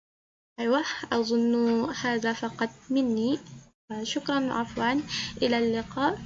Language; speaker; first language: Arabic; non-native, learner; Indonesian